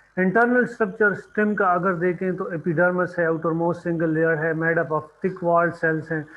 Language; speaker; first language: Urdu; non-native, local second language; Pashto